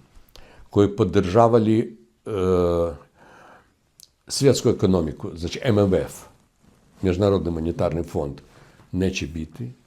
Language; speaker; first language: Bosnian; non-native, fluent; Russian